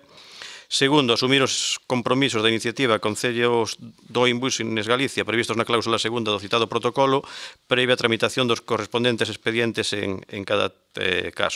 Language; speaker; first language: Galician; native; Galician